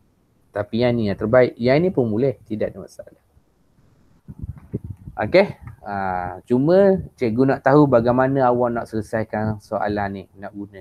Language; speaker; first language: Malay; native; Malay